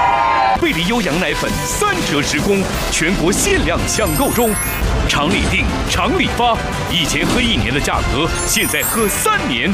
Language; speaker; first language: Chinese; native; Chinese